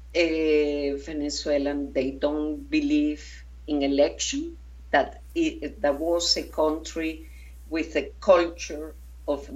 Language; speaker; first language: English; non-native, fluent; Spanish